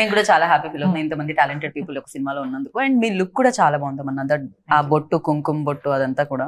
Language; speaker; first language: Telugu; native; Telugu